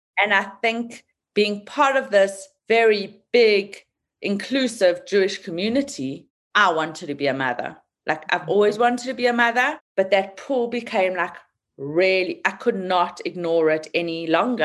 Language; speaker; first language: English; native; English